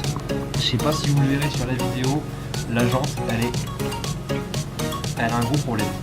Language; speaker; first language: French; native; French